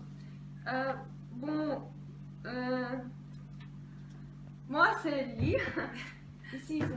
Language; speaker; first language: French; non-native, fluent; Russian